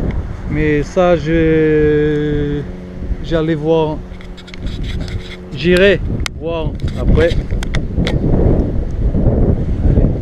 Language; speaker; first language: French; non-native, fluent; Portuguese